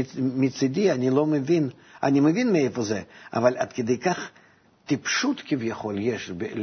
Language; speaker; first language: Hebrew; non-native, fluent; Russian